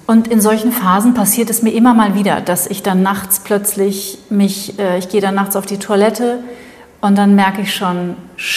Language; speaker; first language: German; native; German